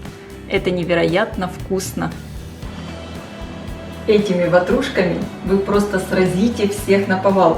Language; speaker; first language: Russian; native; Russian